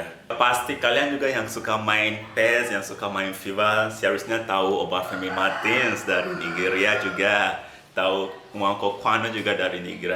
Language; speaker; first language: Indonesian; non-native, fluent; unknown